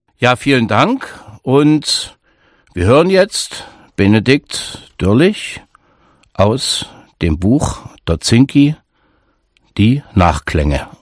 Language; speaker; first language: German; native; German